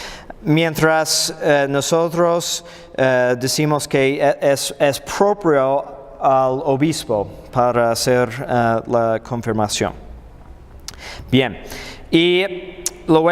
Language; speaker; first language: Spanish; non-native, fluent; English